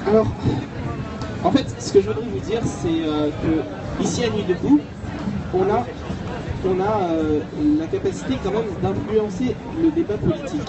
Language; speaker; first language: French; native; French